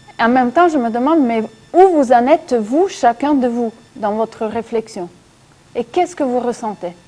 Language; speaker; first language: French; non-native, fluent; Italian